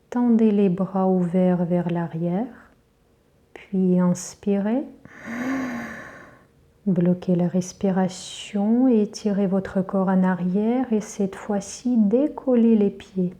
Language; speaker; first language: French; native; French